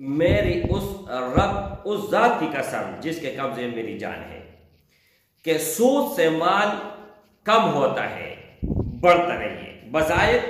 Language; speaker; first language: Urdu; non-native, local second language; Pashto